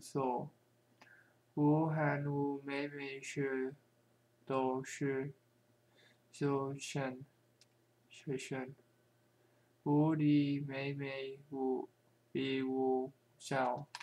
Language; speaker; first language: Chinese; non-native, learner; English